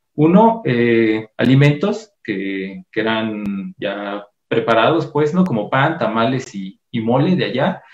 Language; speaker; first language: Spanish; native; Spanish